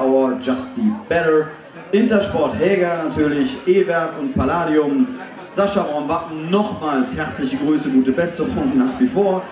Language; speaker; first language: German; native; German